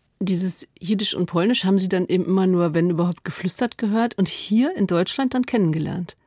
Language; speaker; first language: German; native; German